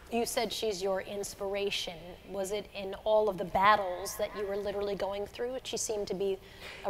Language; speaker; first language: English; native; English